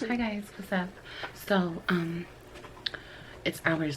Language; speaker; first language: English; native; English